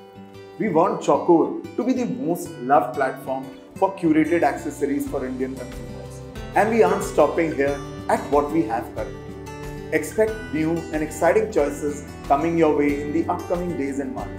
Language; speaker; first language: English; non-native, local second language; Hindi